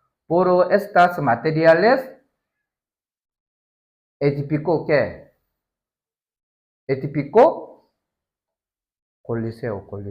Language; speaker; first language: Spanish; non-native, learner; Korean